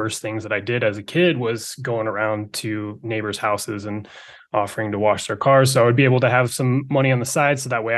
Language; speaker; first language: English; native; English